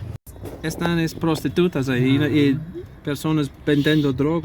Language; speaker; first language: Spanish; non-native, learner; English